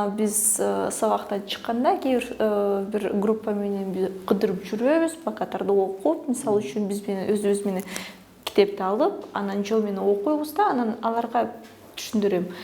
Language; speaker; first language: Kyrgyz; early bilingual, other home language; Russian